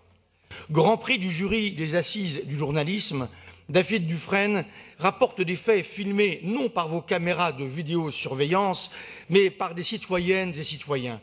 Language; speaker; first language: French; native; French